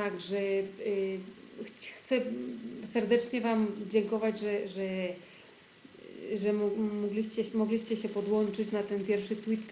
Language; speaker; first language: Polish; early bilingual, heritage; Polish